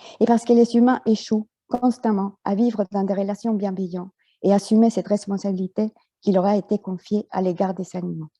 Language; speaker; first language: French; non-native, fluent; Spanish